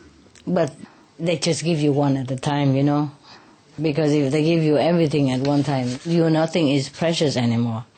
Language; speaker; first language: English; non-native, fluent; Vietnamese